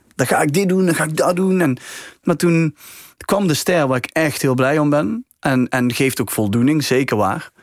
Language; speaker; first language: Dutch; native; Dutch